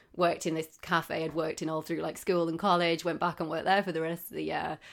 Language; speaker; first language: English; native; English